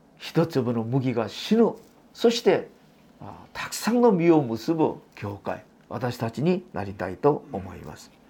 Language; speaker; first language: Japanese; non-native, fluent; Korean